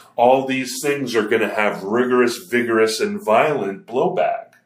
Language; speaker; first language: English; native; English